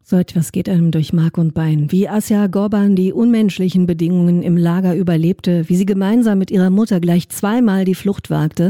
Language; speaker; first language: German; native; German